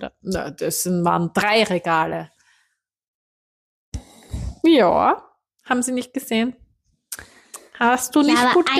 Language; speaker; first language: German; native; German